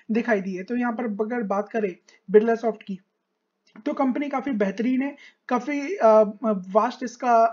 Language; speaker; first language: Hindi; native; Hindi